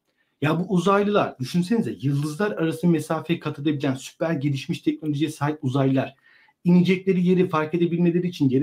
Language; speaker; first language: Turkish; native; Turkish